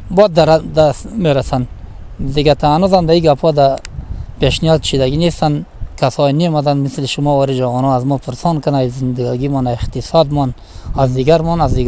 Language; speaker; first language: Persian; non-native, local second language; Gujari